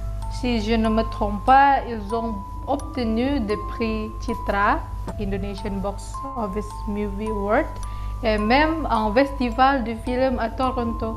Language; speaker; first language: French; non-native, learner; Indonesian